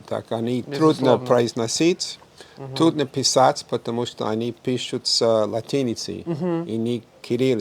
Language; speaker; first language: Russian; non-native, fluent; English